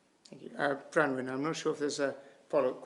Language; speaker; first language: English; native; English